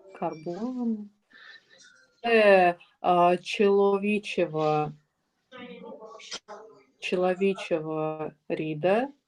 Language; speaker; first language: Ukrainian; non-native, learner; Russian